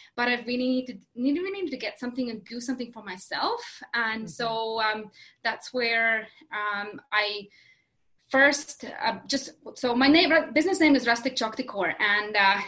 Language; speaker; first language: English; non-native, fluent; Latvian